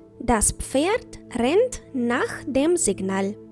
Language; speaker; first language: German; non-native, fluent; Ukrainian